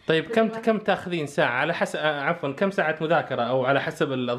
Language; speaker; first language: Arabic; native; Arabic